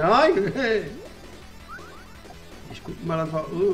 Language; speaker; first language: German; non-native, learner; French